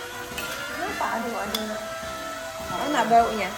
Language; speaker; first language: Indonesian; native; Indonesian